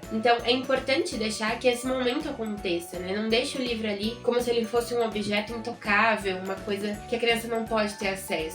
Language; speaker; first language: Portuguese; native; Portuguese